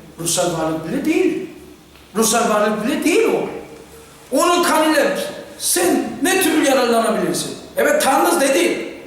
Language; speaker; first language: Turkish; non-native, fluent; Korean